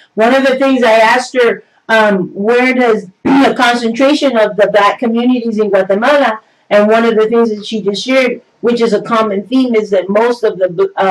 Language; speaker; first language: English; native; English